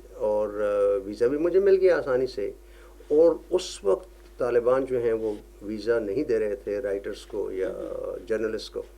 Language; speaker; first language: Urdu; non-native, local second language; Northern Hindko